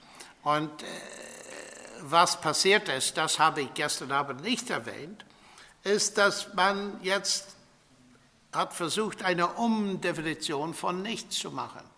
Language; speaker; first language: German; non-native, fluent; English